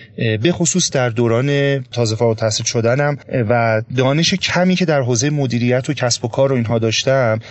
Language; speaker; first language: Persian; native; Persian